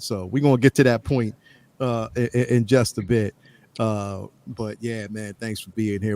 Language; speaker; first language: English; native; English